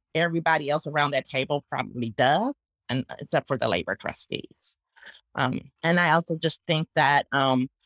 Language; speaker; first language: English; native; English